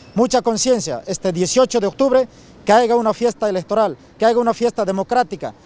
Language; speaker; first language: Spanish; native; Spanish